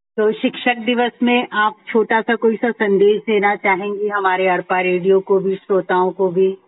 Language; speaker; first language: Hindi; native; Hindi